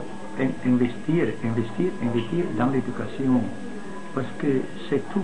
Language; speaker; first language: French; non-native, fluent; Italian